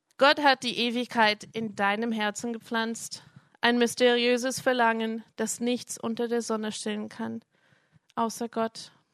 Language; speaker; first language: German; non-native, fluent; English